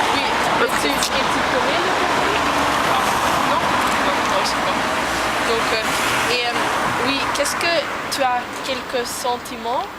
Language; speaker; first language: French; non-native, learner; Dutch